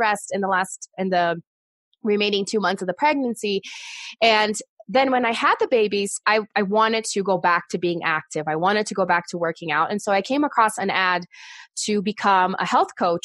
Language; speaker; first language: English; non-native, fluent; Portuguese